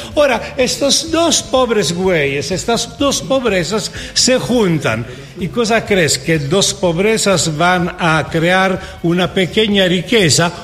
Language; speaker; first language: Spanish; non-native, fluent; Italian